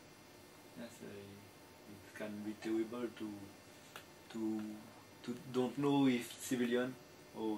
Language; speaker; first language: English; non-native, learner; French